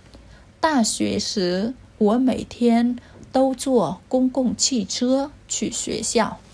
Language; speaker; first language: Chinese; non-native, fluent; Vietnamese